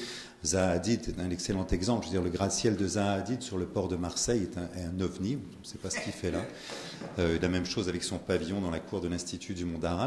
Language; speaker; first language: French; native; French